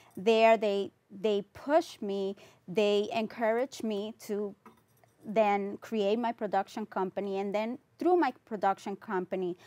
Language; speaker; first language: English; non-native, fluent; Spanish